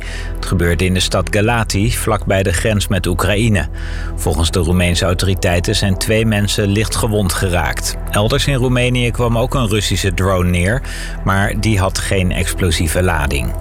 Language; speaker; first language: Dutch; native; Dutch